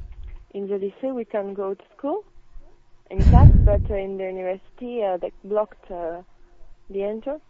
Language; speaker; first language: English; non-native, learner; French